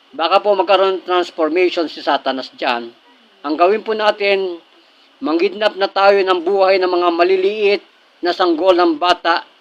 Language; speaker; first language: Filipino; non-native, local second language; Cebuano